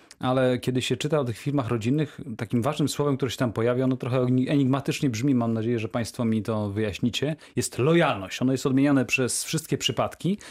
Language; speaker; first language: Polish; native; Polish